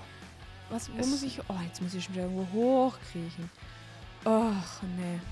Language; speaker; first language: German; native; German